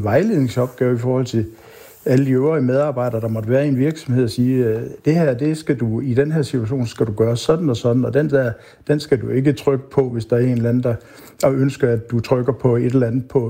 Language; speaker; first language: Danish; native; Danish